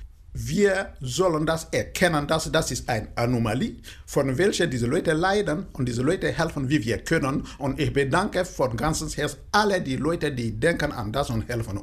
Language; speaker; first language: German; non-native, fluent; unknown